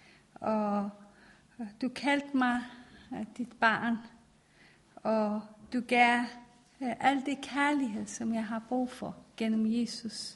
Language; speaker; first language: Danish; non-native, learner; Persian